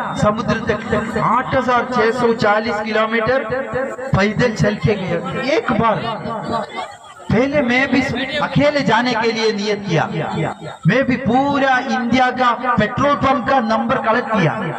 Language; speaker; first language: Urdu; non-native, local second language; Malayalam